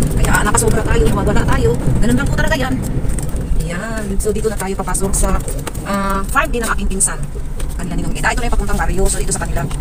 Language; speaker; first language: Filipino; non-native, local second language; Hiligaynon